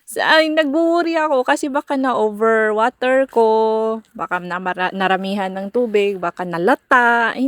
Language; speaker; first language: Filipino; non-native, local second language; Cebuano